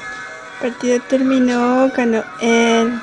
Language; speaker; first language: Spanish; early bilingual, heritage; Spanish